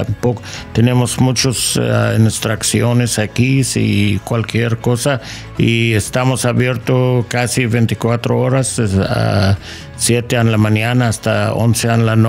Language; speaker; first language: Spanish; non-native, learner; English